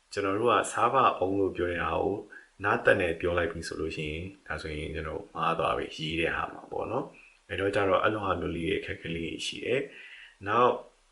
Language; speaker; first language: Burmese; native; Burmese